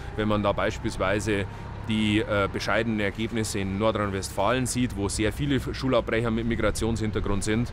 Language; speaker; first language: German; native; German